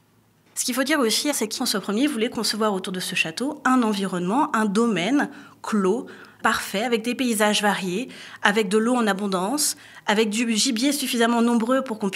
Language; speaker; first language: French; native; French